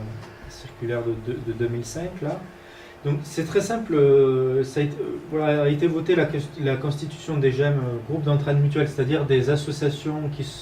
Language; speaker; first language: French; native; French